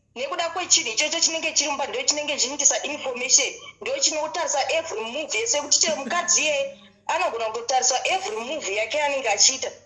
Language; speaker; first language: Shona; early bilingual, other home language; Nyanja